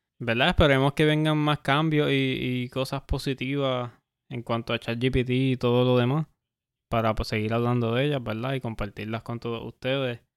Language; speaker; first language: Spanish; native; Spanish